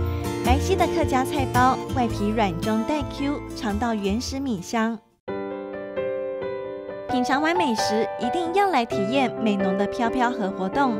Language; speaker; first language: Chinese; native; Chinese